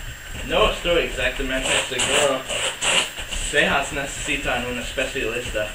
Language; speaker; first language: Spanish; non-native, learner; English